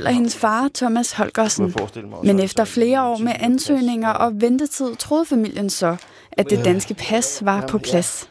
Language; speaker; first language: Danish; native; Danish